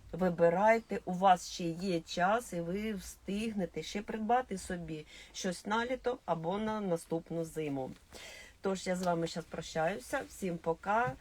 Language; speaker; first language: Ukrainian; non-native, local second language; Russian